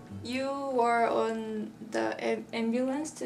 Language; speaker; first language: English; non-native, learner; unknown